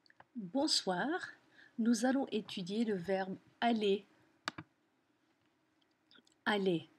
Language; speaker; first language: French; non-native, fluent; English